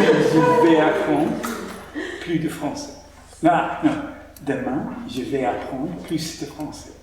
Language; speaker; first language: French; non-native, learner; English